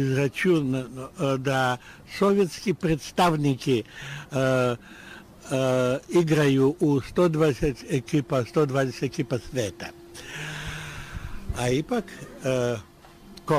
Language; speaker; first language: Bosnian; non-native, learner; Russian